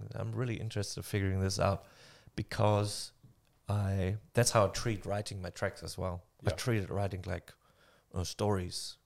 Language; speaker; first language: English; non-native, fluent; German